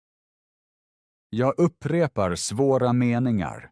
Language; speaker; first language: Swedish; non-native, fluent; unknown